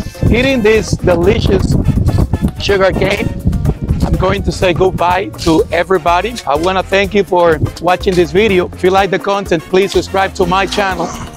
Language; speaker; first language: English; non-native, fluent; Spanish